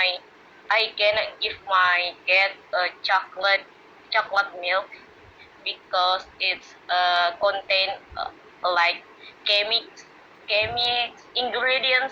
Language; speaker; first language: English; non-native, learner; Indonesian